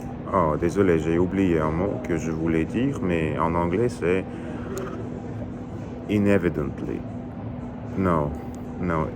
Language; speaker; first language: French; non-native, learner; Russian